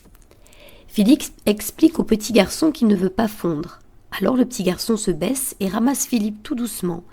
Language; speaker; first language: French; native; French